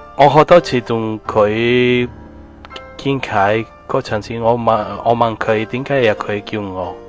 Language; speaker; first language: Cantonese; non-native, learner; Spanish